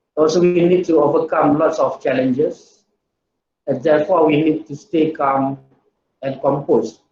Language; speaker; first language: English; non-native, local second language; Malay